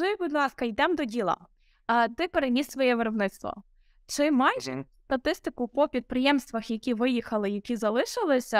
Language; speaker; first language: Ukrainian; native; Ukrainian